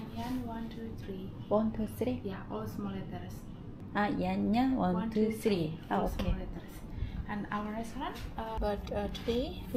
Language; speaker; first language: English; non-native, learner; Indonesian